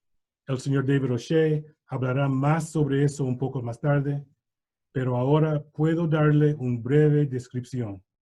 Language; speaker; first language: Spanish; non-native, learner; English